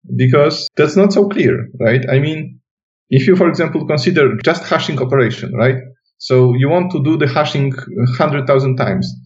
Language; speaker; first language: English; non-native, fluent; Polish